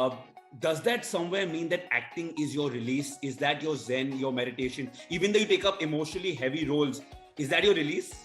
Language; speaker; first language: English; non-native, local second language; Hindi